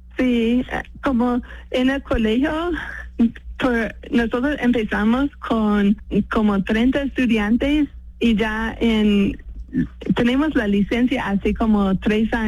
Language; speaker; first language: Spanish; non-native, fluent; English